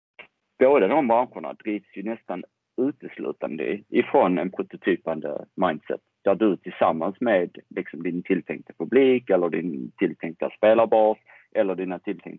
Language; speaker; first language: Swedish; native; Swedish